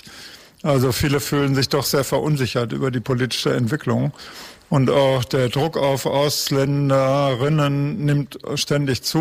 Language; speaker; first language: German; native; German